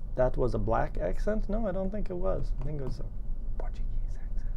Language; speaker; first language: English; native; English